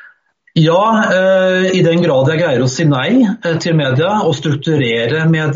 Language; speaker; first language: Norwegian; native; Norwegian